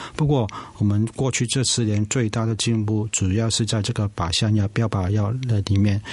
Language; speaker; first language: Chinese; non-native, local second language; Cantonese